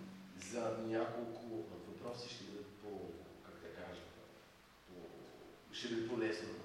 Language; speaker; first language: Bulgarian; non-native, fluent; French